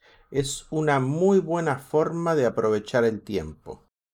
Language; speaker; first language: Spanish; native; Spanish